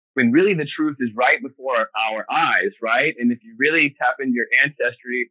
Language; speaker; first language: English; native; English